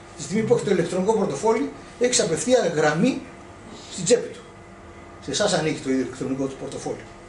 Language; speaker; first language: Greek; early bilingual, heritage; Greek